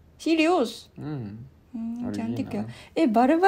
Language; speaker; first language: Indonesian; non-native, learner; Japanese